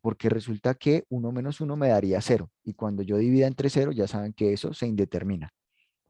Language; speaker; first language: Spanish; native; Spanish